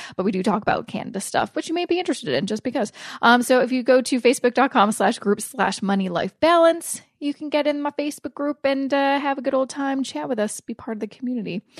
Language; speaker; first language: English; native; English